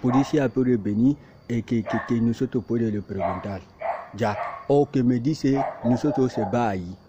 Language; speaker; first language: Spanish; non-native, learner; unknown